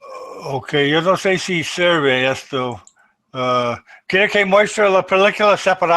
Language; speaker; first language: Spanish; non-native, learner; English